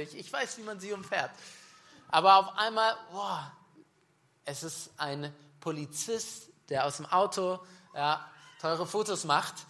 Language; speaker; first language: German; native; German